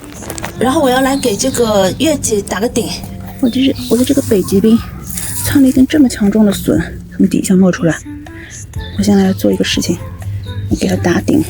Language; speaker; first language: Chinese; native; Chinese